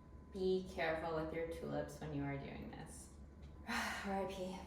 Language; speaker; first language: English; native; English